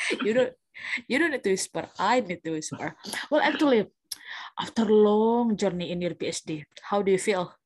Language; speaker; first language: English; non-native, fluent; Indonesian